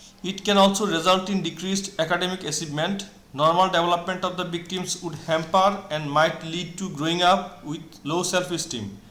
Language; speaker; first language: English; non-native, local second language; Bangla